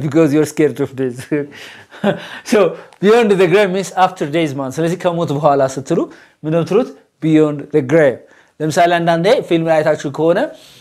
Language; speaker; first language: English; non-native, fluent; Amharic